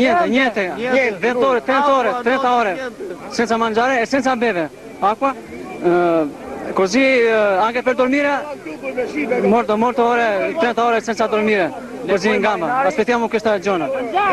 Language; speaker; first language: Italian; non-native, learner; Albanian